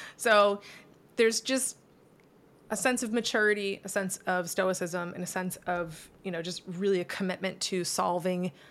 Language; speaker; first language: English; native; English